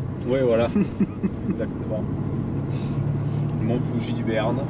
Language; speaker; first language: French; native; French